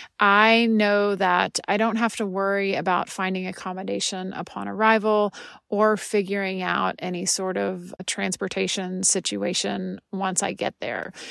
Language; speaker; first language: English; native; English